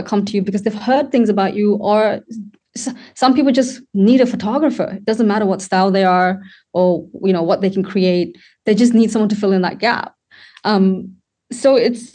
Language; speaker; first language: English; non-native, local second language; Tamil